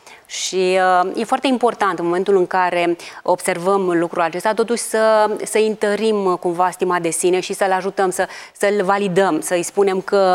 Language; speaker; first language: Romanian; native; Romanian